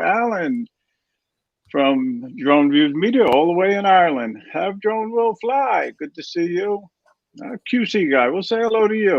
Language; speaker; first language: English; native; English